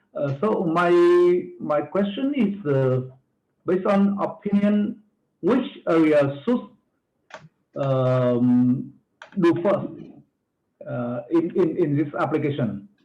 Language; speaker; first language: English; non-native, fluent; Vietnamese